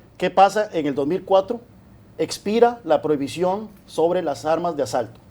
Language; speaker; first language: Spanish; native; Spanish